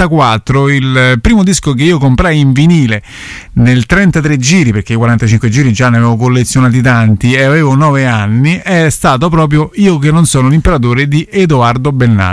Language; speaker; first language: Italian; native; Italian